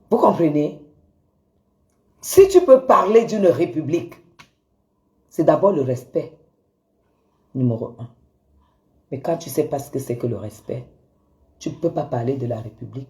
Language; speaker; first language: French; native; French